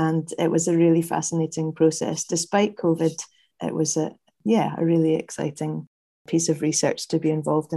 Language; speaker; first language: English; native; English